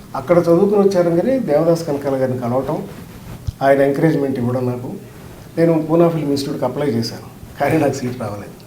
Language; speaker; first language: Telugu; native; Telugu